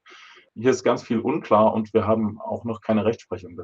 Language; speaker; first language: German; native; German